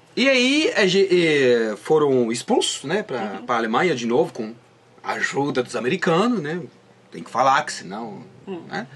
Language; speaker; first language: Portuguese; non-native, fluent; French